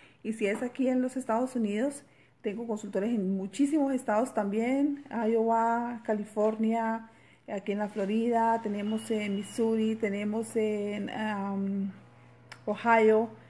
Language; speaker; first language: Spanish; native; Spanish